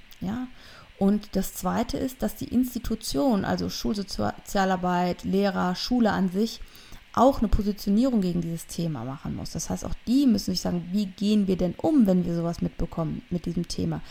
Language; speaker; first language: German; native; German